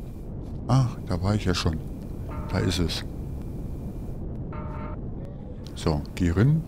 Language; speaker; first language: German; native; German